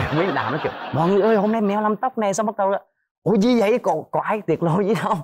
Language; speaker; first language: Vietnamese; native; Vietnamese